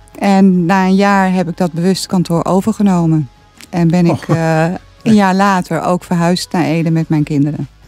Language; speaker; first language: Dutch; native; Dutch